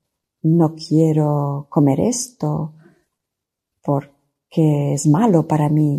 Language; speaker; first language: Spanish; non-native, fluent; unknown